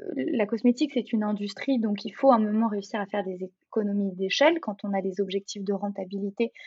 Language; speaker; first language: French; native; French